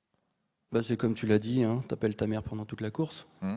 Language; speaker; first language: French; native; French